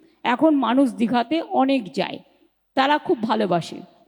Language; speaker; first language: English; non-native, local second language; Bangla